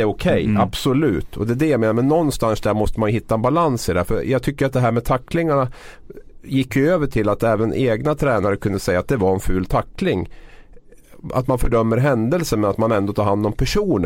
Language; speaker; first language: Swedish; native; Swedish